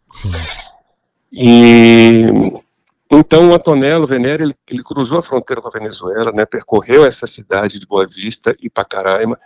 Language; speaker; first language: Portuguese; native; Portuguese